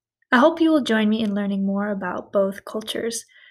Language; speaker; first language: English; native; English